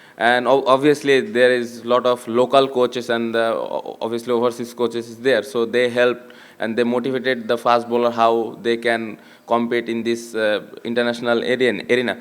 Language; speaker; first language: English; non-native, local second language; Bangla